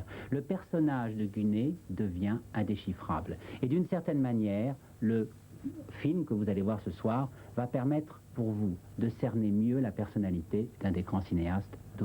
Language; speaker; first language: French; native; French